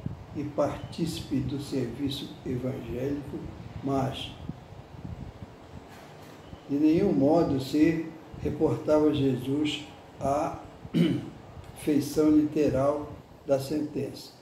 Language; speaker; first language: Portuguese; native; Portuguese